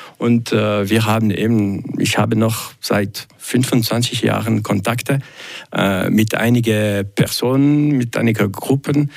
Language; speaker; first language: German; non-native, local second language; French